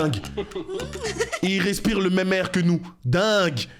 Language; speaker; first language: French; native; French